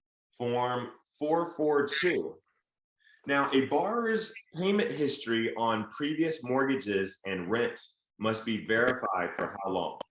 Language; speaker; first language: English; native; English